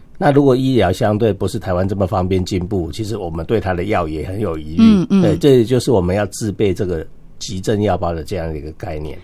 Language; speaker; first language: Chinese; native; Chinese